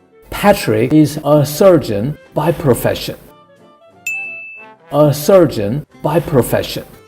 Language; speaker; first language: English; non-native, fluent; Korean